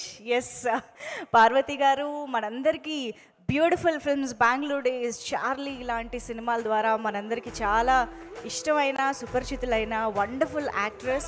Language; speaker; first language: Telugu; native; Telugu